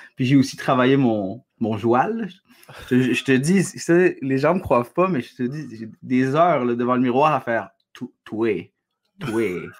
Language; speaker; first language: French; early bilingual, other home language; Arabic